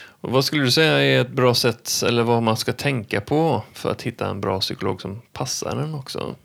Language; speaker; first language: Swedish; native; Swedish